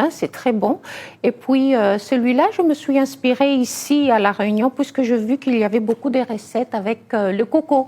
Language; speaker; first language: French; non-native, fluent; Greek